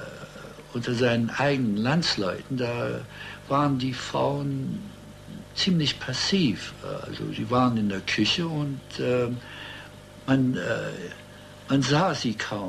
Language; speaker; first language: German; early bilingual, heritage; German